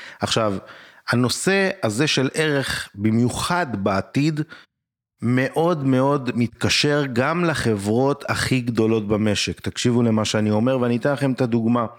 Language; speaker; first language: Hebrew; native; Hebrew